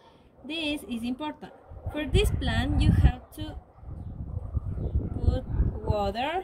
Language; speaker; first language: English; non-native, learner; Spanish